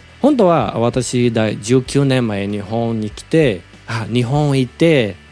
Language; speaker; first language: Japanese; non-native, learner; Portuguese